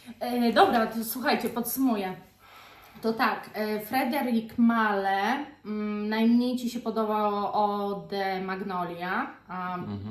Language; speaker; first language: Polish; native; Polish